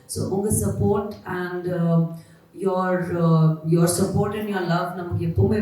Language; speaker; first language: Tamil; non-native, learner; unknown